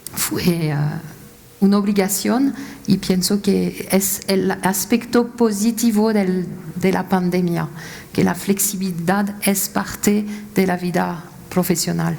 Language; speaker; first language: Spanish; non-native, fluent; French